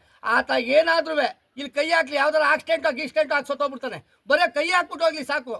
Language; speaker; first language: Kannada; native; Kannada